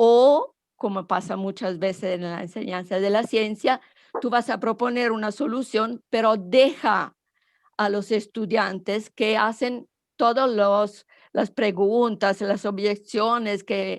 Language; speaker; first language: Spanish; non-native, fluent; Italian